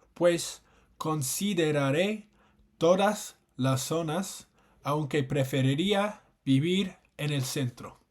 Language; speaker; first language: Spanish; non-native, fluent; English